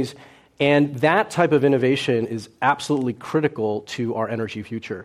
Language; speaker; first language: English; early bilingual, other home language; Cantonese